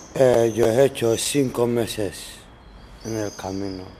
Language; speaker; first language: Spanish; non-native, learner; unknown